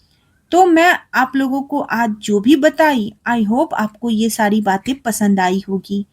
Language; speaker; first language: Hindi; native; Hindi